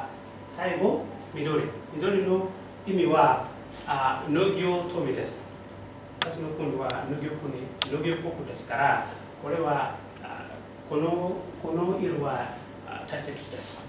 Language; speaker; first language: Japanese; non-native, learner; Mossi